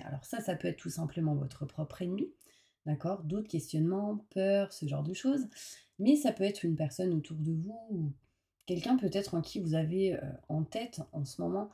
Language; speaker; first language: French; native; French